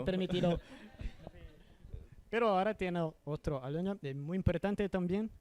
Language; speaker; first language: Spanish; non-native, learner; Portuguese